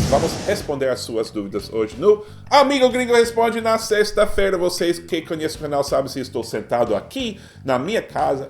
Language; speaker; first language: Portuguese; non-native, fluent; English